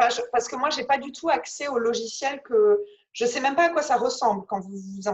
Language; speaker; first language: French; native; French